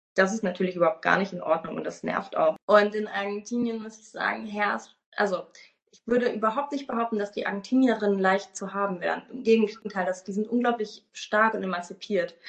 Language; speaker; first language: German; native; German